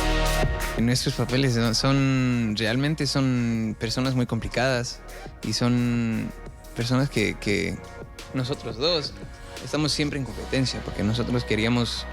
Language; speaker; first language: Spanish; early bilingual, heritage; Spanish